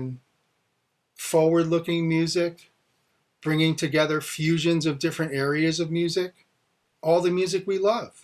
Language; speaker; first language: English; native; English